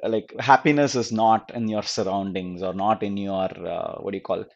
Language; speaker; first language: English; non-native, local second language; Telugu